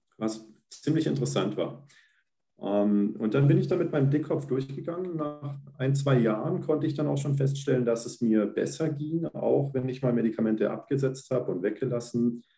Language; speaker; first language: German; native; German